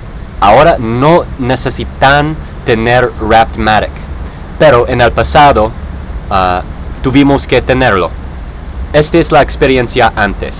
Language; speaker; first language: Spanish; non-native, learner; English